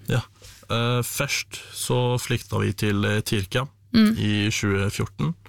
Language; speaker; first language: Norwegian; non-native, fluent; Arabic